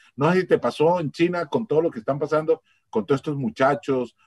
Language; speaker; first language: Spanish; native; Spanish